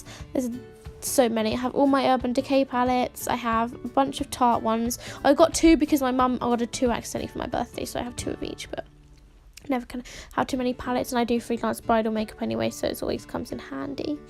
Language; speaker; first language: English; native; English